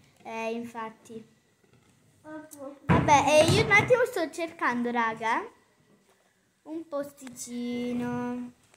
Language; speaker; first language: Italian; native; Italian